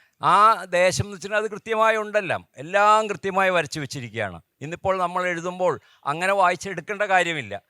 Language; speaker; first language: Malayalam; native; Malayalam